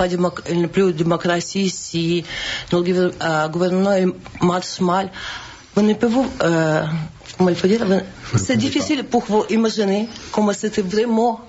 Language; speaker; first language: French; non-native, learner; Russian